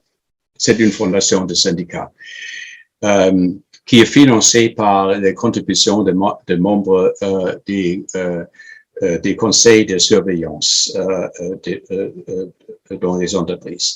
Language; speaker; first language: French; non-native, fluent; German